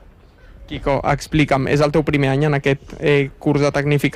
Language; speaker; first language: Catalan; native; Catalan